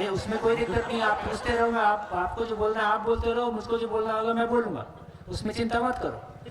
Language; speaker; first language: Hindi; native; Hindi